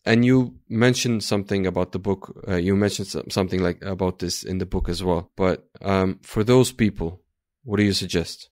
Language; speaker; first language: English; non-native, fluent; Turkish